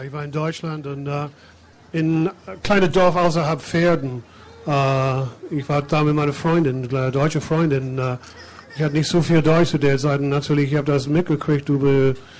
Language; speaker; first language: German; non-native, fluent; English